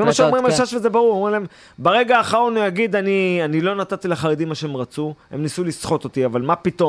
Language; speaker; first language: Hebrew; native; Hebrew